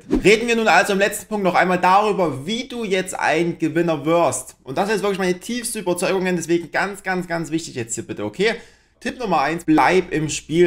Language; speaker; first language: German; native; German